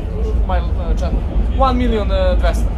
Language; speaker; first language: English; non-native, learner; Serbian